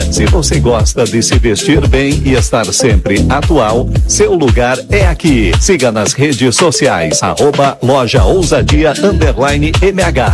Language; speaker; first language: Portuguese; native; Portuguese